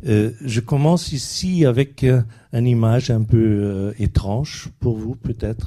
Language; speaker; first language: French; non-native, fluent; German